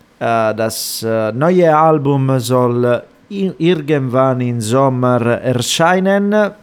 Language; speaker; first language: German; non-native, fluent; Italian